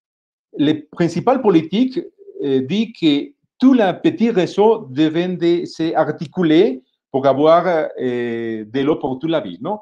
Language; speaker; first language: French; non-native, fluent; Spanish